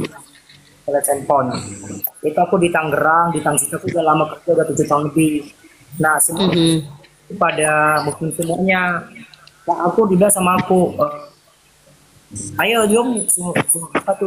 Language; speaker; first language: Indonesian; native; Indonesian